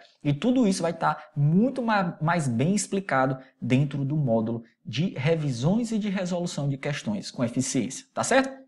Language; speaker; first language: Portuguese; native; Portuguese